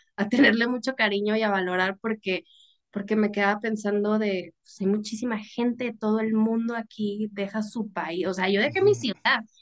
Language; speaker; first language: Spanish; native; Spanish